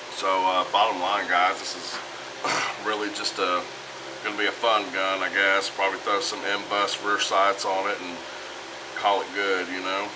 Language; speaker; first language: English; native; English